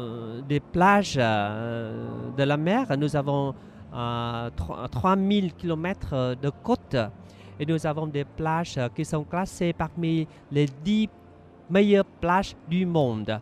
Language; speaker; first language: French; non-native, fluent; Vietnamese